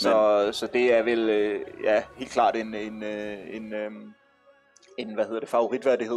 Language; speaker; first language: Danish; native; Danish